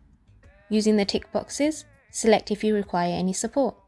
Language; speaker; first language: English; native; English